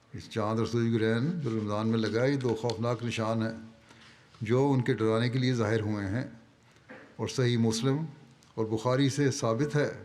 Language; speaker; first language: Urdu; native; Urdu